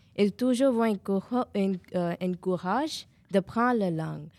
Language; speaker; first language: French; non-native, learner; Punjabi